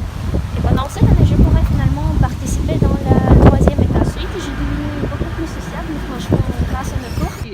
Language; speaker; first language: French; non-native, learner; Russian